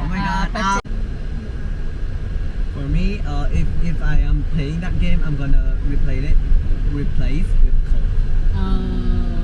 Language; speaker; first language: English; non-native, learner; Vietnamese